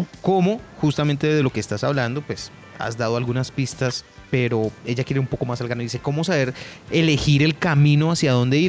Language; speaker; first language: Spanish; native; Spanish